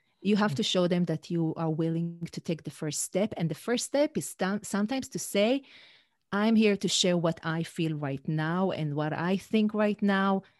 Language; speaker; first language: English; non-native, fluent; Hebrew